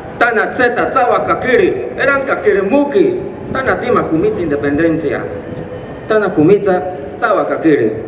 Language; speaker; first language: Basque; non-native, fluent; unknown